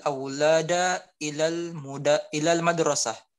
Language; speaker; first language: Arabic; non-native, learner; Indonesian